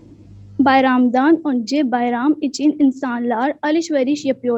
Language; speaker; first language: Turkish; non-native, learner; Urdu